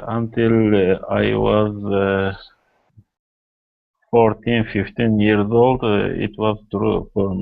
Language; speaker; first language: English; non-native, learner; Kurdish